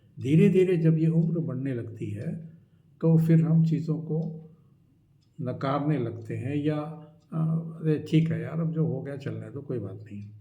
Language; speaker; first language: Hindi; non-native, local second language; Marathi